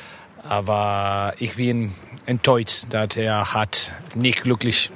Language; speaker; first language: German; non-native, learner; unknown